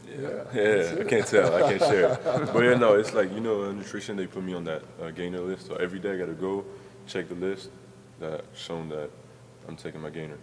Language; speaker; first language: English; non-native, fluent; French